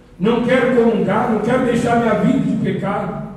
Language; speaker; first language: Portuguese; native; Portuguese